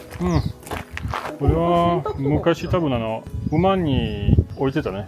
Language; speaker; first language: Japanese; non-native, learner; French